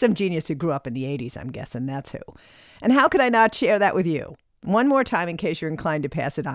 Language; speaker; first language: English; native; English